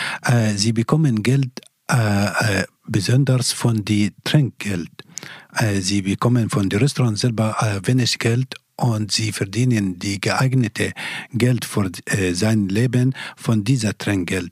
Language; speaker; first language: German; non-native, learner; Persian